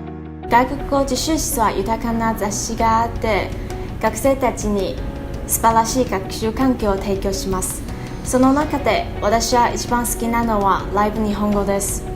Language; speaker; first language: Japanese; non-native, learner; Chinese